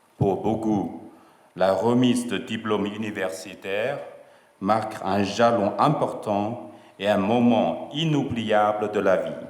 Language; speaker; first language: French; non-native, fluent; Chinese